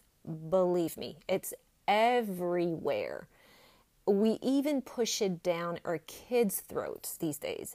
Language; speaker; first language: English; non-native, fluent; French